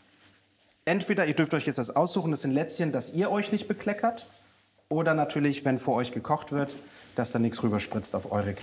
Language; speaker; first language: German; native; German